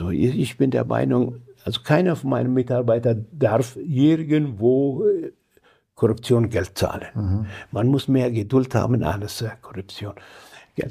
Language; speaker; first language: German; non-native, fluent; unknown